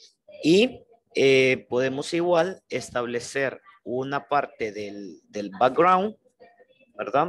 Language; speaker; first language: Spanish; native; Spanish